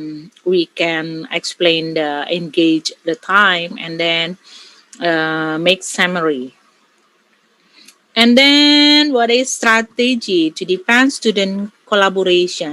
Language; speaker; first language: English; non-native, learner; Indonesian